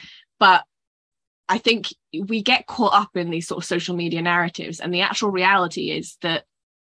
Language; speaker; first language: English; native; English